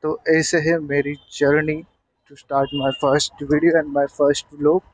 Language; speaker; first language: Hindi; non-native, local second language; Marathi